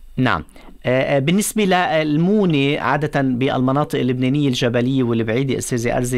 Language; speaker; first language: Arabic; native; Arabic